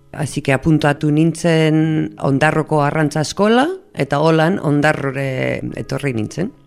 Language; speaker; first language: Basque; non-native, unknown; English